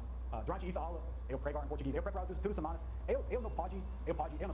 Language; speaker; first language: Portuguese; non-native, learner; English